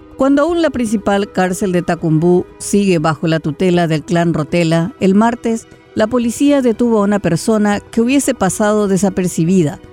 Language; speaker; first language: Spanish; native; Spanish